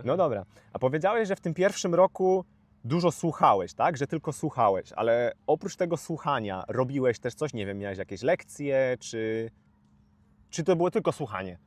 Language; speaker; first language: Polish; native; Polish